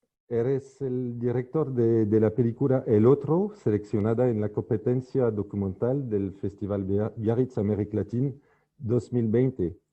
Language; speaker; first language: Spanish; non-native, fluent; French